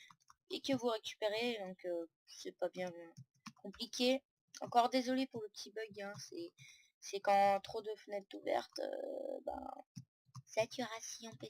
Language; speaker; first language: French; native; French